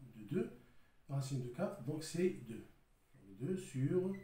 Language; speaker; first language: French; non-native, local second language; Arabic